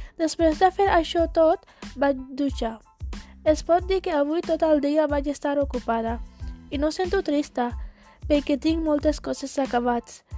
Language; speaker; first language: Catalan; non-native, learner; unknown